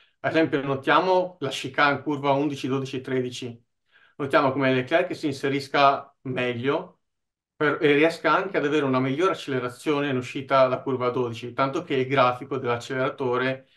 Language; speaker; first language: Italian; native; Italian